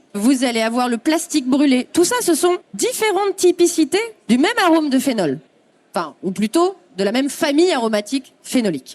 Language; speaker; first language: French; native; French